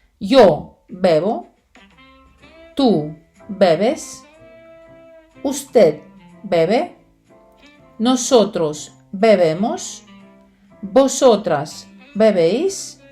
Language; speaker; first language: Spanish; non-native, fluent; Ukrainian